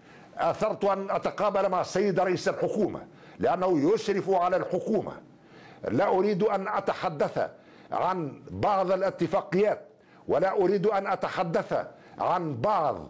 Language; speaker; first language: Arabic; native; Arabic